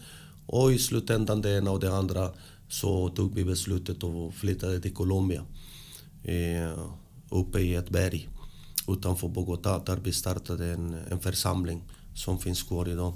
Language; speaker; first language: Swedish; early bilingual, other home language; Spanish